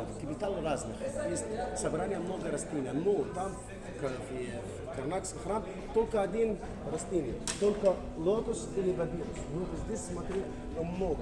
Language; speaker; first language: Russian; non-native, learner; Arabic